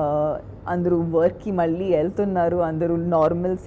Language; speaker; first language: Telugu; non-native, fluent; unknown